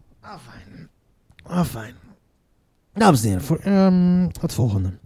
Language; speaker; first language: Dutch; native; Dutch